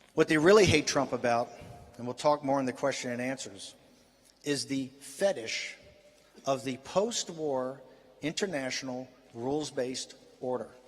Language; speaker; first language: English; native; English